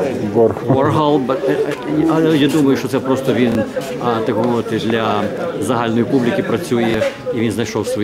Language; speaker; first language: Ukrainian; early bilingual, heritage; Ukrainian